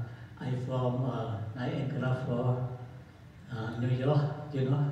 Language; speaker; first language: English; non-native, learner; Thai